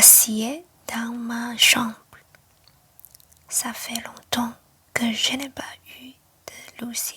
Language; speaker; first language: French; non-native, learner; Chinese